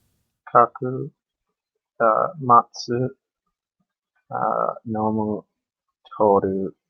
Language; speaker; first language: Japanese; non-native, learner; English